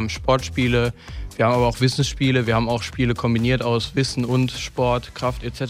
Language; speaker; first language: German; native; German